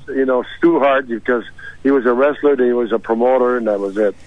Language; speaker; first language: English; non-native, fluent; French